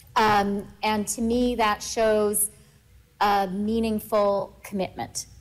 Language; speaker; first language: English; native; English